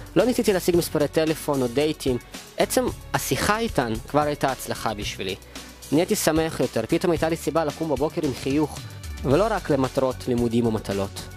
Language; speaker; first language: Hebrew; early bilingual, other home language; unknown